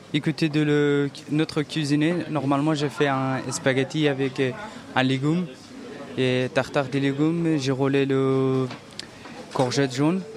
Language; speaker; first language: French; non-native, learner; Persian